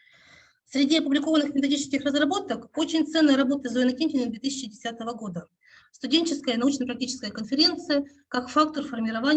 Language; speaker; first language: Russian; native; Russian